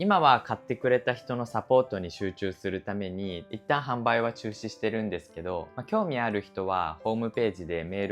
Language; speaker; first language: Japanese; native; Japanese